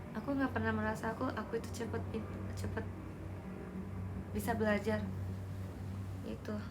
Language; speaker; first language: Indonesian; non-native, learner; Japanese